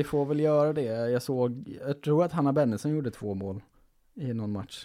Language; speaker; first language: Swedish; native; Swedish